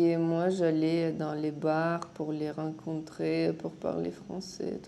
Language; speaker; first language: French; non-native, fluent; Russian